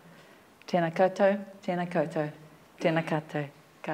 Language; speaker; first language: Māori; non-native, learner; English